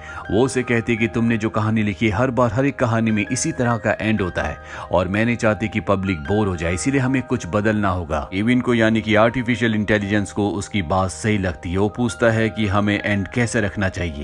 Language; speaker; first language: Hindi; native; Hindi